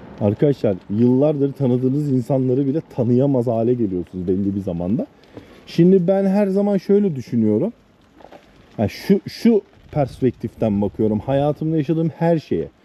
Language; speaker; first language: Turkish; native; Turkish